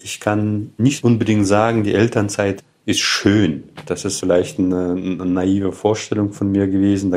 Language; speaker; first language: German; non-native, fluent; Russian